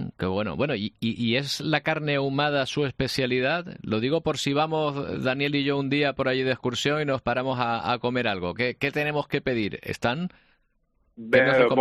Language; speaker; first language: Spanish; native; Spanish